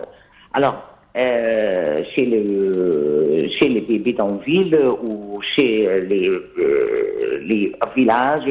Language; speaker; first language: French; non-native, fluent; Arabic